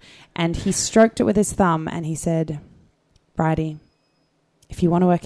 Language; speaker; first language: English; native; English